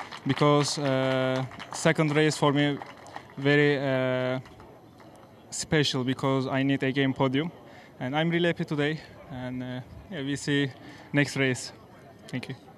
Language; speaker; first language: English; non-native, learner; Turkish